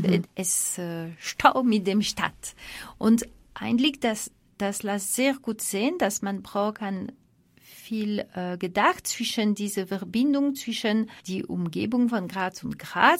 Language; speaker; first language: German; non-native, fluent; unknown